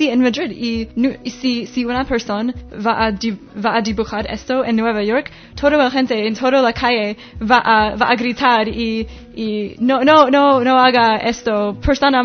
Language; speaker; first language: Spanish; non-native, learner; English